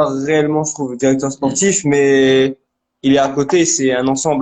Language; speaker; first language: French; native; French